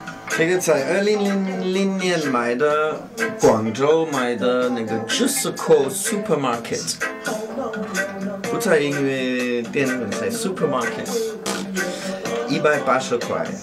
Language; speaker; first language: Chinese; non-native, learner; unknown